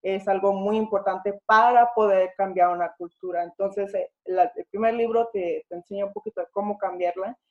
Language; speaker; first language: Spanish; early bilingual, other home language; English